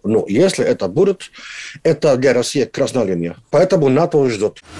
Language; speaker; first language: Russian; non-native, learner; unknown